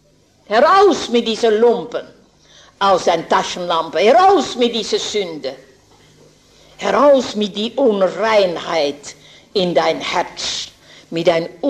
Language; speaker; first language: German; non-native, fluent; Dutch